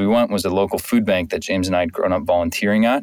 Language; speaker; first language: English; native; English